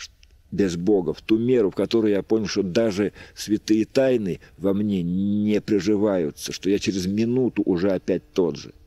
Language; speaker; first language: Russian; native; Russian